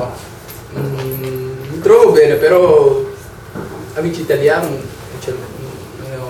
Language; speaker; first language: Italian; non-native, learner; Wolof